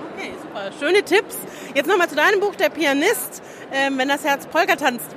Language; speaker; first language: German; native; German